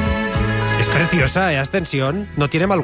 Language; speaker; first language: Spanish; native; Spanish